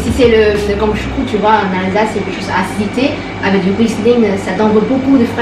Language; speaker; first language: French; non-native, learner; Chinese